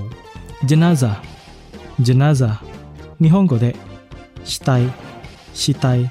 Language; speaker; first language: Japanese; non-native, fluent; Indonesian